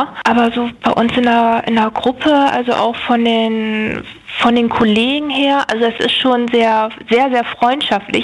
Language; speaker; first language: German; native; German